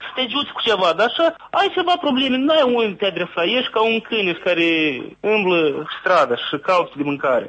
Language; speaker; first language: Romanian; native; Romanian